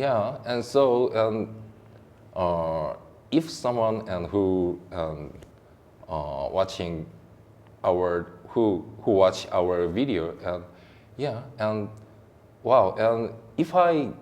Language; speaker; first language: English; non-native, learner; Korean